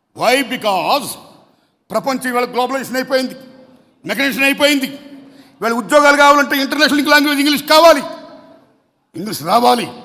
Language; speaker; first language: Telugu; native; Telugu